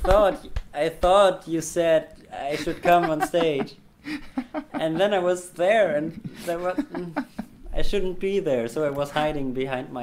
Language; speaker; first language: English; non-native, fluent; German